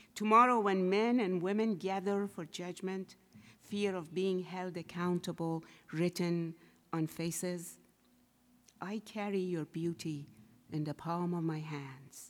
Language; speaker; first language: English; non-native, fluent; Persian